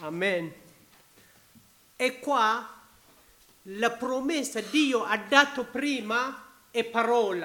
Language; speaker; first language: Italian; non-native, learner; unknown